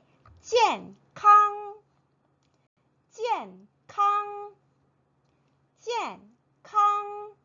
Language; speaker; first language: Chinese; non-native, fluent; Korean